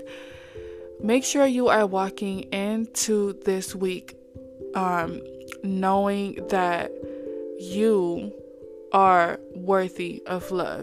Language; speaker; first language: English; non-native, fluent; Samoan